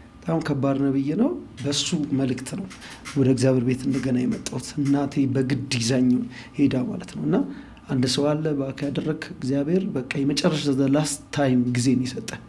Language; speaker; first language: Amharic; native; Amharic